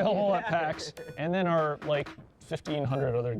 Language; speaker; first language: English; native; English